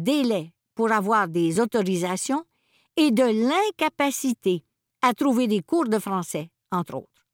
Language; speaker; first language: French; native; French